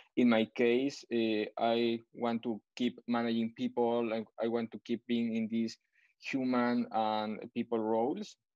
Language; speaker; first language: English; non-native, fluent; Spanish